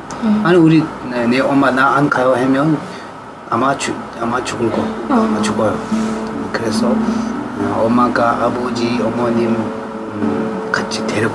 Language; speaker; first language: Korean; non-native, learner; Tibetan